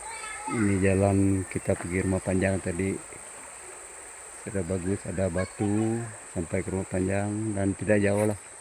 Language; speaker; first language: Indonesian; non-native, local second language; Iban